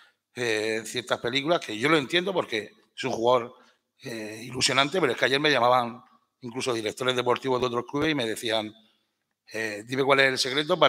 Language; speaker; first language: Spanish; native; Spanish